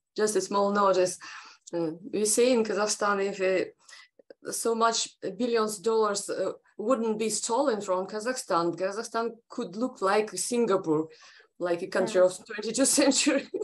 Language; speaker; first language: English; non-native, fluent; Russian